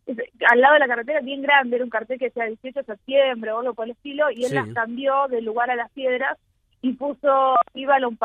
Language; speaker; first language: Spanish; native; Spanish